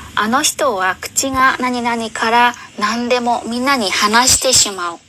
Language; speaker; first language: Japanese; non-native, fluent; Vietnamese